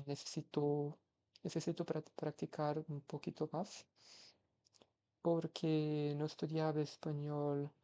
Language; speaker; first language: Spanish; non-native, learner; Portuguese